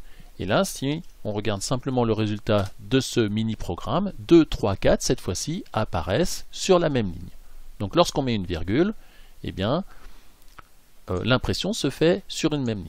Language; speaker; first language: French; native; French